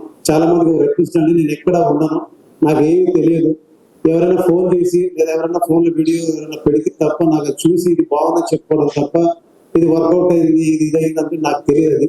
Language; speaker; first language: Telugu; native; Telugu